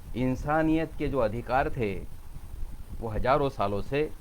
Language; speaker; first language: Hindi; non-native, local second language; Marathi